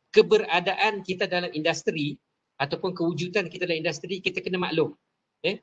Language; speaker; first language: Malay; native; Malay